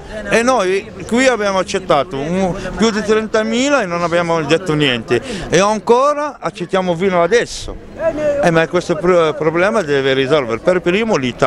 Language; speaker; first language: Italian; non-native, learner; Arabic